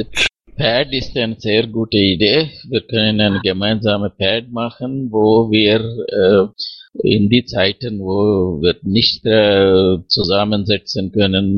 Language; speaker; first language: German; non-native, fluent; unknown